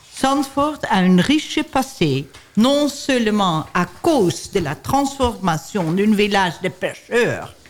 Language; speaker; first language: French; non-native, learner; Dutch